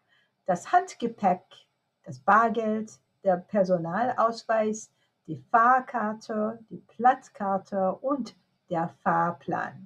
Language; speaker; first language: German; non-native, fluent; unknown